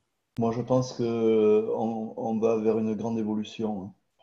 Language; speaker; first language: French; native; French